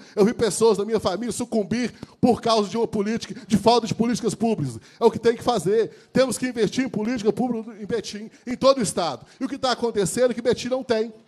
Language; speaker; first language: Portuguese; native; Portuguese